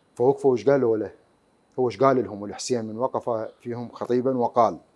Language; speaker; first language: Arabic; native; Arabic